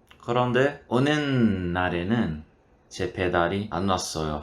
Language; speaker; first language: Korean; non-native, learner; Portuguese